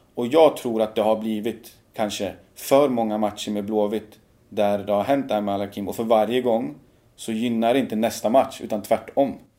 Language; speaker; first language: Swedish; early bilingual, other home language; Persian